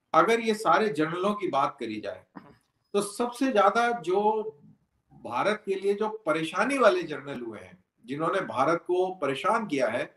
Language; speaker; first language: Hindi; native; Hindi